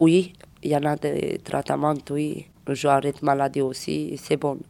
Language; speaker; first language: French; non-native, learner; Romanian